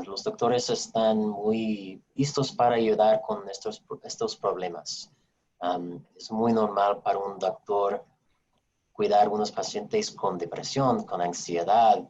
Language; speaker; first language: Spanish; non-native, fluent; English